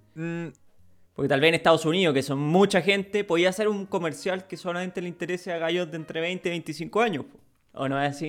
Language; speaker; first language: Spanish; native; Spanish